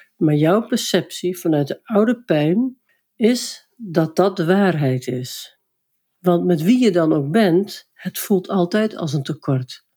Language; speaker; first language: Dutch; native; Dutch